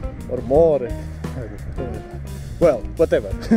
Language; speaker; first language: English; non-native, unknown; Portuguese